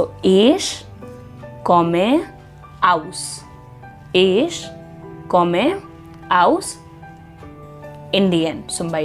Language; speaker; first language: German; non-native, fluent; Hindi